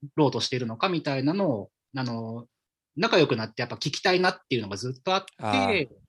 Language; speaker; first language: Japanese; native; Japanese